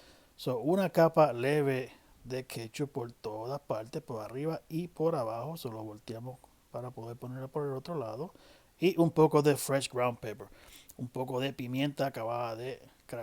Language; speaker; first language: Spanish; native; Spanish